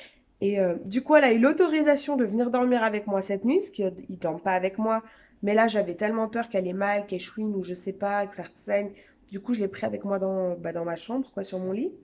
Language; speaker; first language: French; native; French